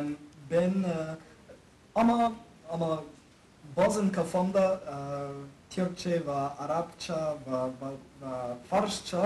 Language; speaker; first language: Turkish; non-native, learner; English